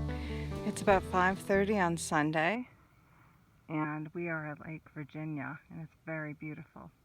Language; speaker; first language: English; non-native, fluent; German